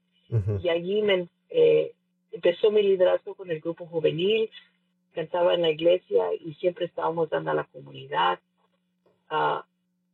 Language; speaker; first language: Spanish; early bilingual, heritage; Spanish